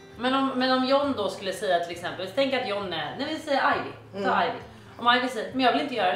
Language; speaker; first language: Swedish; native; Swedish